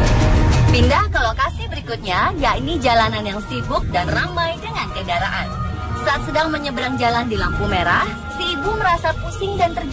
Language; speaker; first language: Indonesian; native; Indonesian